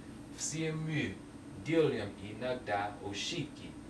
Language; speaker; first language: Russian; non-native, learner; English